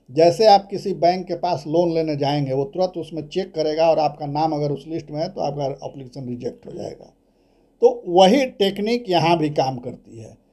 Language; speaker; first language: Hindi; native; Hindi